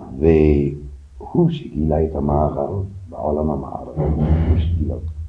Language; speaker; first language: Hebrew; non-native, fluent; French